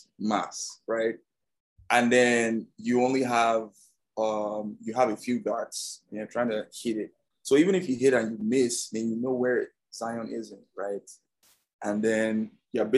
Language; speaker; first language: English; non-native, local second language; Yoruba